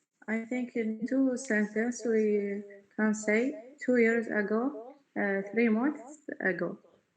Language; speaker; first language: English; non-native, learner; Arabic